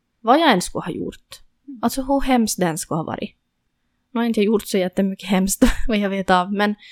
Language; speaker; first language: Swedish; native; Swedish